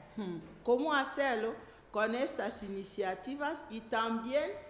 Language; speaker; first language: Spanish; non-native, fluent; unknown